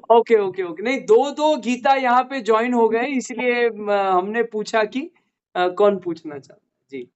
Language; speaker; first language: Hindi; non-native, local second language; Marathi